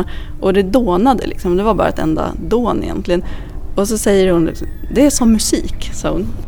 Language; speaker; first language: Swedish; native; Swedish